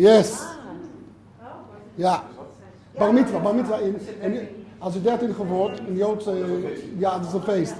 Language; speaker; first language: Dutch; non-native, learner; Hebrew